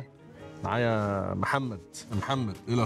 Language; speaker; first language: Arabic; native; Arabic